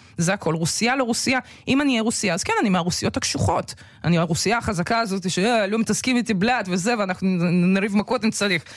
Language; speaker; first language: Hebrew; early bilingual, other home language; Russian